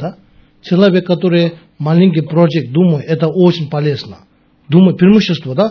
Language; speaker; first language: Russian; non-native, learner; Tibetan